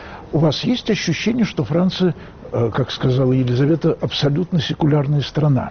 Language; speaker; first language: Russian; native; Russian